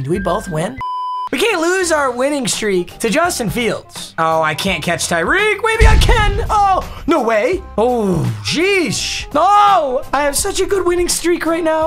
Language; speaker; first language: English; native; English